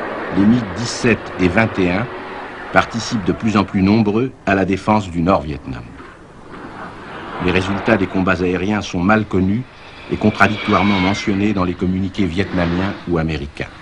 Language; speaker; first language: French; native; French